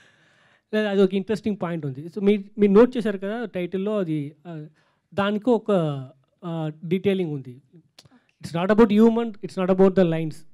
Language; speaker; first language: Telugu; non-native, fluent; Tamil